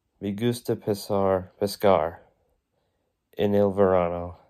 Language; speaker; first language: Spanish; non-native, learner; English